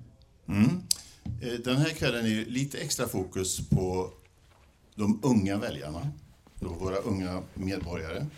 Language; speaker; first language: Swedish; native; Swedish